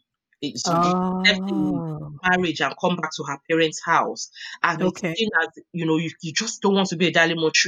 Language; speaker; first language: English; non-native, local second language; Yoruba